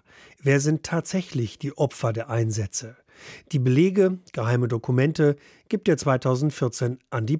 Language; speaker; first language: German; native; German